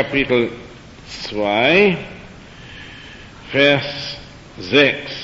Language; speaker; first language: German; non-native, fluent; English